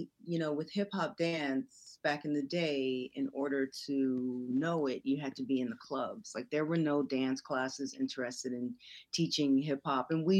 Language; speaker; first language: English; native; English